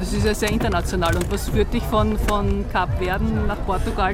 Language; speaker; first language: German; native; German